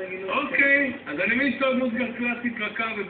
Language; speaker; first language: Hebrew; native; Hebrew